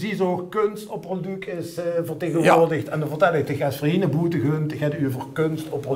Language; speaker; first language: Dutch; native; Dutch